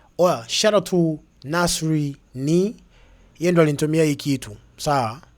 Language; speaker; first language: Swahili; native; Swahili